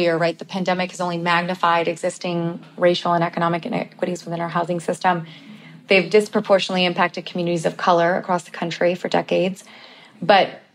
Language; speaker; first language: English; native; English